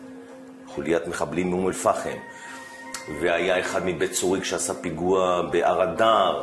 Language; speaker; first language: Hebrew; native; Hebrew